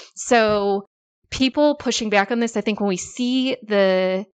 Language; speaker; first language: English; native; English